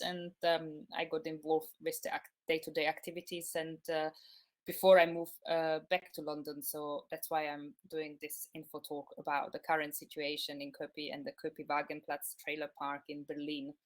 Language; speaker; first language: English; non-native, fluent; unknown